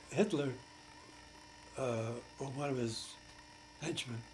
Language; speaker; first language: English; native; English